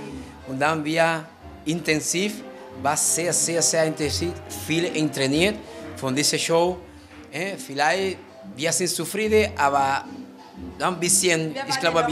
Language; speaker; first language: German; non-native, learner; Spanish